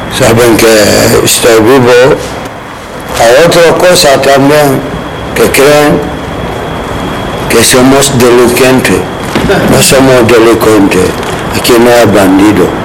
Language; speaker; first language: Spanish; non-native, learner; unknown